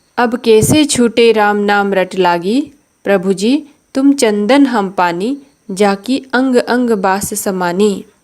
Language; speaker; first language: Hindi; non-native, local second language; Nepali